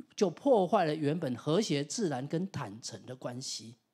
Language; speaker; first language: Chinese; non-native, local second language; Min Nan Chinese